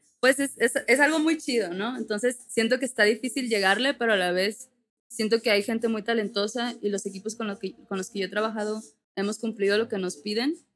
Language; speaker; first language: Spanish; native; Spanish